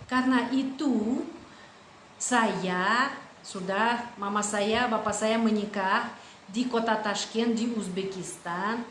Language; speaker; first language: Indonesian; non-native, fluent; Russian